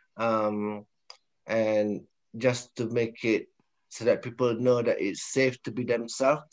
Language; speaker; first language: English; non-native, local second language; Malay